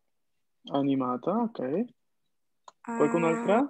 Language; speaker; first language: Italian; non-native, fluent; Spanish